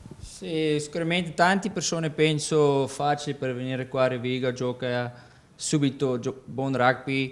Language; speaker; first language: Italian; non-native, learner; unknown